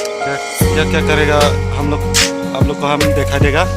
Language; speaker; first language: Hindi; non-native, local second language; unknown